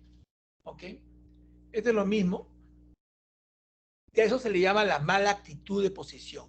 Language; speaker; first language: Spanish; native; Spanish